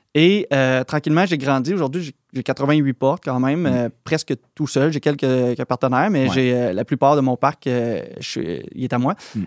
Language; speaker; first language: French; native; French